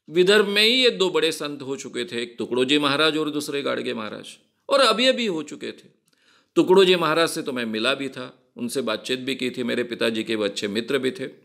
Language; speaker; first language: Hindi; non-native, local second language; Marathi